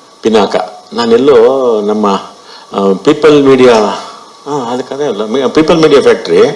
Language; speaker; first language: Kannada; native; Kannada